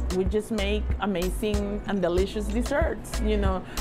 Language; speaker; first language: English; non-native, fluent; Spanish